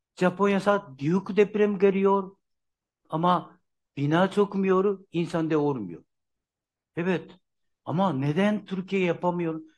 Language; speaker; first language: Turkish; non-native, learner; Japanese